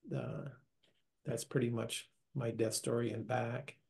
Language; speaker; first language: English; native; English